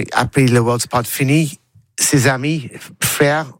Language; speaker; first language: French; non-native, learner; English